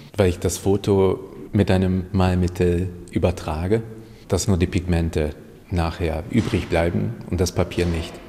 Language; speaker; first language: German; non-native, fluent; Hungarian